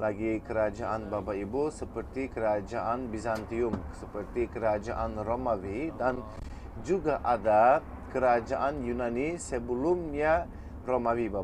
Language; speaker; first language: Indonesian; non-native, fluent; Turkish